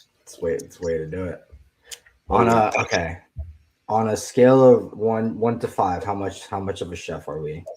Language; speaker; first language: English; native; English